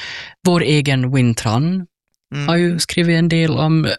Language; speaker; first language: Swedish; native; Swedish